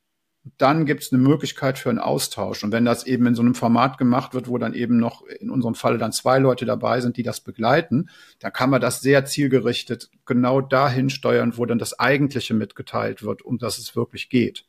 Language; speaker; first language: German; native; German